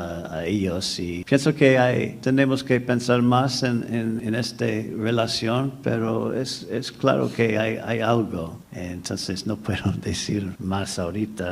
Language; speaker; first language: Spanish; non-native, fluent; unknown